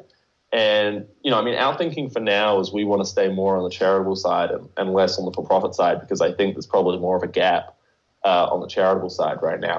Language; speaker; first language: English; native; English